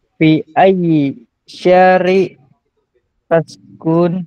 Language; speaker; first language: Arabic; non-native, learner; Malay